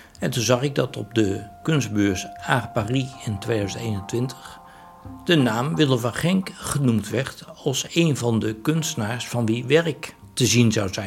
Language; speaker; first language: Dutch; native; Dutch